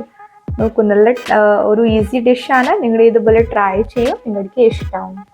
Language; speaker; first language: Malayalam; non-native, local second language; Hindi